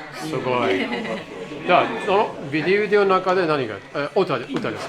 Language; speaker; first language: Japanese; non-native, learner; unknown